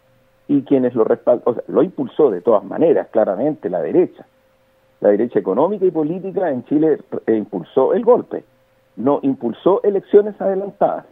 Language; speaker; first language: Spanish; native; Spanish